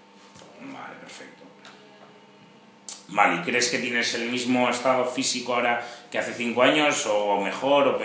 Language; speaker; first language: Spanish; native; Spanish